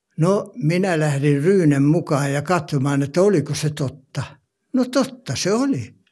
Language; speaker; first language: Finnish; native; Finnish